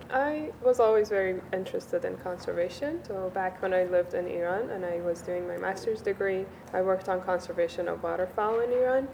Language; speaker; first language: English; non-native, fluent; Persian